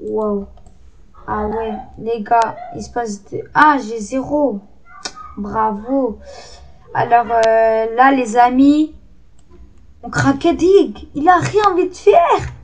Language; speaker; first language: French; native; French